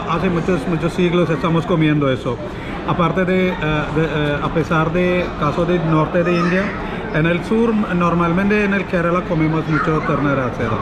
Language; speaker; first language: Spanish; non-native, learner; Malayalam